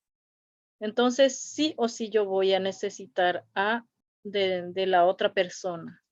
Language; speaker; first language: Spanish; non-native, local second language; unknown